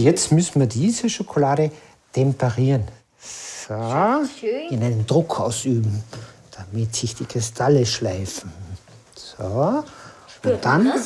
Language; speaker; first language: German; native; German